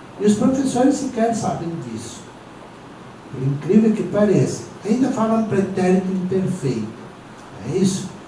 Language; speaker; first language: Portuguese; non-native, local second language; Venetian